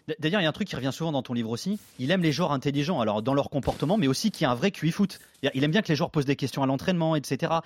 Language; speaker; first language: French; native; French